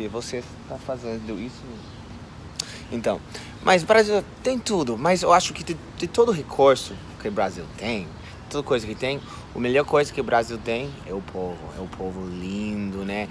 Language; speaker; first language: Portuguese; non-native, fluent; English